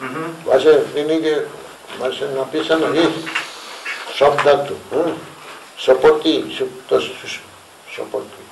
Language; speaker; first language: Russian; non-native, learner; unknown